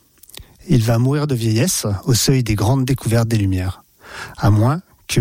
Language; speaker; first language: French; native; French